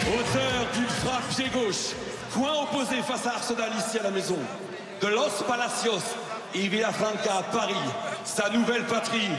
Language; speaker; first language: French; native; French